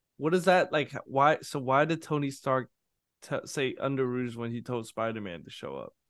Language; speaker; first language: English; early bilingual, other home language; Vietnamese